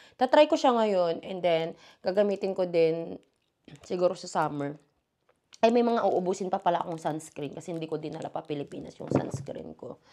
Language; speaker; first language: Filipino; native; Filipino